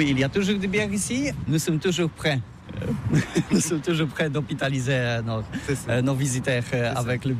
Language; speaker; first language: French; non-native, learner; Polish